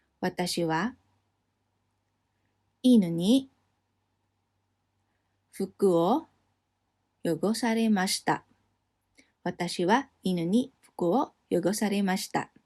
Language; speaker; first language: Japanese; non-native, fluent; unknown